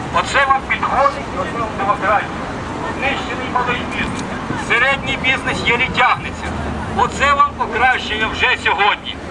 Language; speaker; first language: Ukrainian; native; Ukrainian